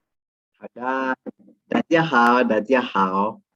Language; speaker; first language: Chinese; non-native, fluent; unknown